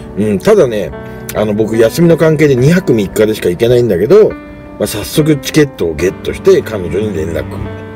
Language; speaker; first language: Japanese; native; Japanese